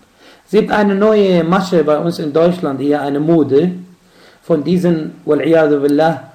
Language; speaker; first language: German; non-native, fluent; Arabic